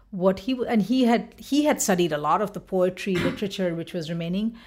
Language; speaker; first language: English; non-native, local second language; Bangla